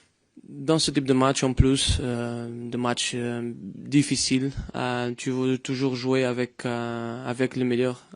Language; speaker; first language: French; non-native, fluent; Portuguese